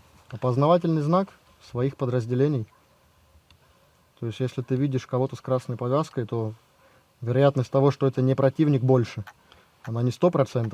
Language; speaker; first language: Russian; native; Russian